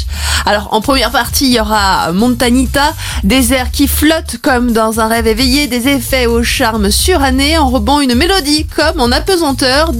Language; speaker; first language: French; native; French